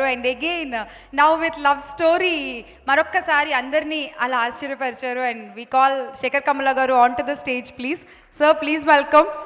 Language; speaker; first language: Telugu; native; Telugu